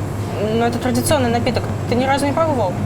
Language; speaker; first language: Russian; native; Russian